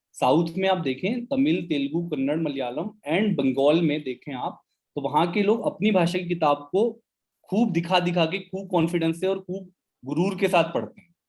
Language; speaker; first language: Hindi; native; Hindi